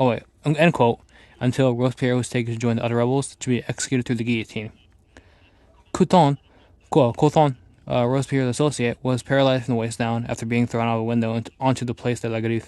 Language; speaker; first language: English; native; English